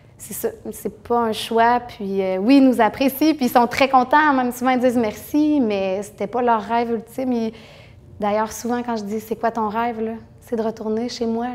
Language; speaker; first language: French; native; French